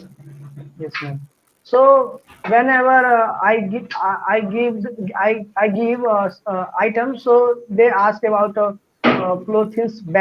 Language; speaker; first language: English; non-native, learner; Hindi